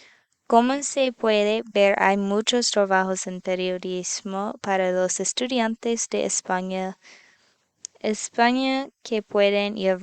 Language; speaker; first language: Spanish; non-native, learner; English